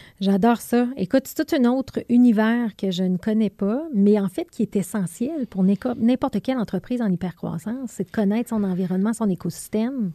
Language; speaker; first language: French; native; French